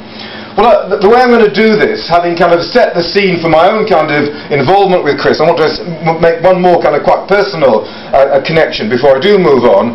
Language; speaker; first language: English; native; English